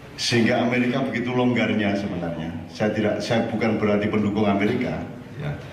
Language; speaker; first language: Indonesian; native; Indonesian